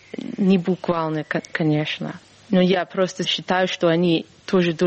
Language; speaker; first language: Russian; non-native, fluent; English